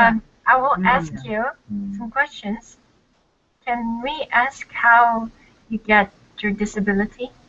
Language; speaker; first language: English; non-native, learner; Korean